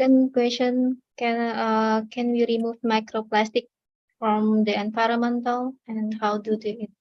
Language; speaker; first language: English; non-native, learner; Indonesian